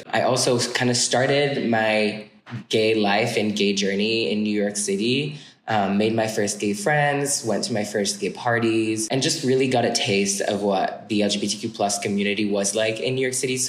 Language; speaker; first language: English; non-native, fluent; French